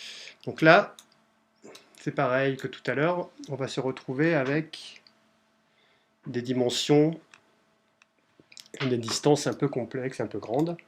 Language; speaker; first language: French; native; French